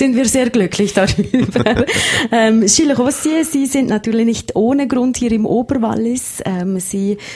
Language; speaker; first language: German; native; German